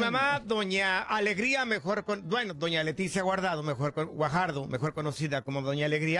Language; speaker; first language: Spanish; native; Spanish